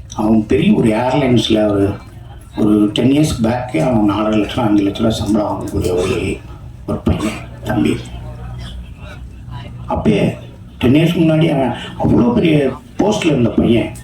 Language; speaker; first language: Tamil; native; Tamil